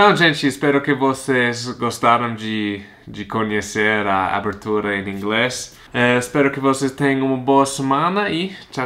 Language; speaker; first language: Portuguese; non-native, fluent; English